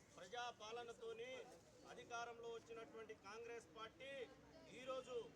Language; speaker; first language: Telugu; non-native, local second language; Lambadi